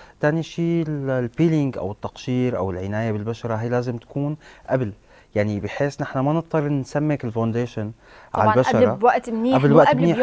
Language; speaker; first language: Arabic; native; Arabic